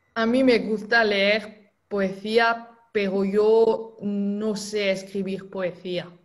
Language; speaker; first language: Spanish; non-native, fluent; French